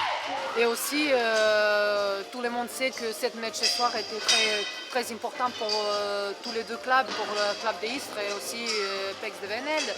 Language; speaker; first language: French; non-native, fluent; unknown